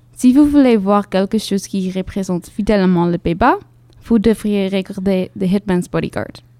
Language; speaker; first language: French; non-native, fluent; Dutch